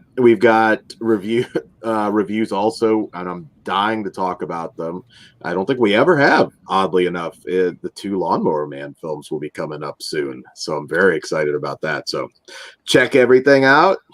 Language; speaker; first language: English; native; English